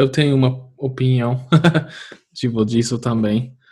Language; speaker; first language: Portuguese; non-native, fluent; English